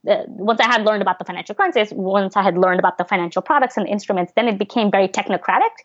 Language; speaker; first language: English; early bilingual, other home language; Bangla